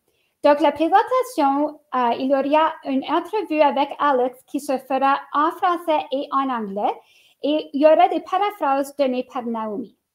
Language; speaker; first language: French; native; French